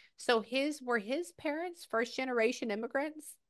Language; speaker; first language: English; native; English